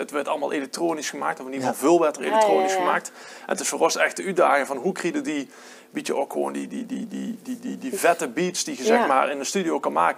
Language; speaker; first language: Dutch; native; Dutch